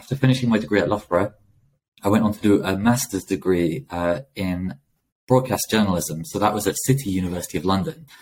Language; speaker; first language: English; native; English